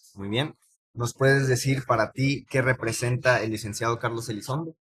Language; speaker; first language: Spanish; native; Spanish